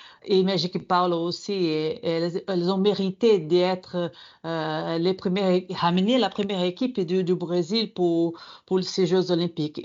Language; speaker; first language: French; non-native, fluent; Portuguese